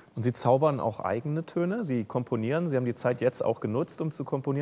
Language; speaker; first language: German; native; German